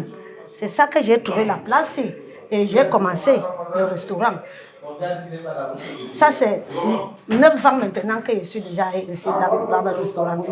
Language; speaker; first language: French; non-native, learner; English